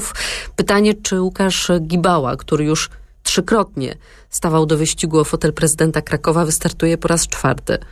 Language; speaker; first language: Polish; native; Polish